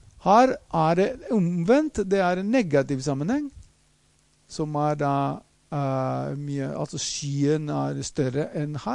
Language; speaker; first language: Norwegian; non-native, fluent; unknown